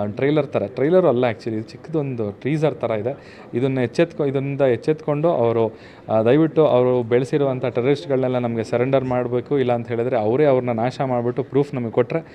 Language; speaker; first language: Kannada; native; Kannada